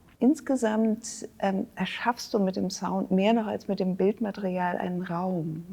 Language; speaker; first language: German; native; German